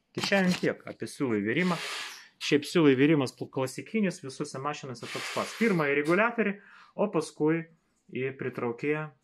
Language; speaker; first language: Lithuanian; non-native, local second language; Russian